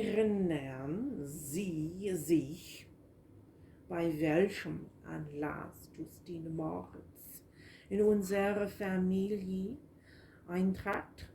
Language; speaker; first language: German; non-native, learner; English